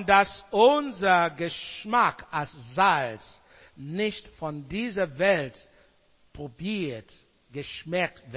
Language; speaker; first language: German; non-native, learner; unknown